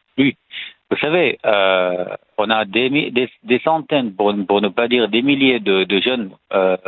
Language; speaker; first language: French; non-native, fluent; Arabic